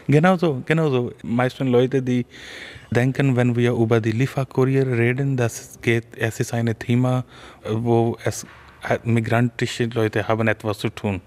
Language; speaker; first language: German; non-native, fluent; Urdu